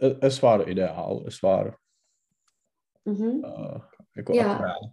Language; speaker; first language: German; non-native, learner; Czech